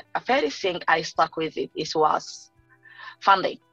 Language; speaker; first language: English; non-native, learner; Arabic